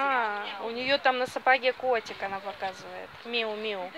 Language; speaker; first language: Russian; native; Russian